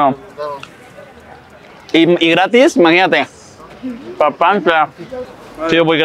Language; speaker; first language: Spanish; native; Spanish